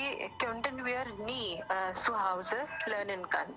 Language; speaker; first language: German; non-native, learner; Hindi